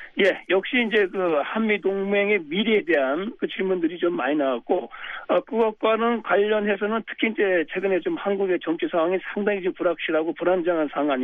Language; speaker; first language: Korean; native; Korean